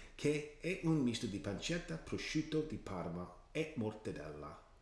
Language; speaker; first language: Italian; non-native, learner; English